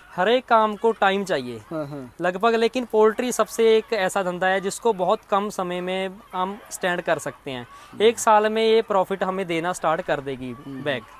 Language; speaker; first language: Hindi; native; Hindi